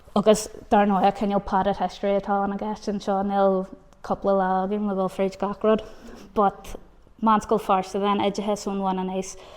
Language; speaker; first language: Irish; non-native, local second language; English